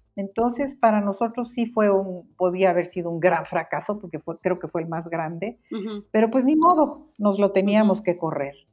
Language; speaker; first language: Spanish; native; Spanish